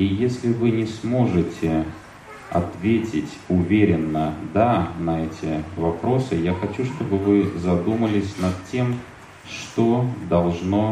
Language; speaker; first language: Russian; native; Russian